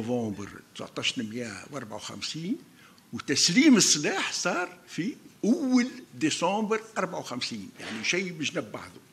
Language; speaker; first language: Arabic; native; Arabic